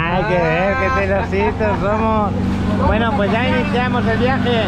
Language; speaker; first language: Spanish; native; Spanish